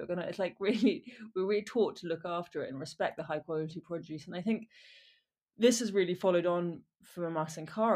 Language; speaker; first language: English; native; English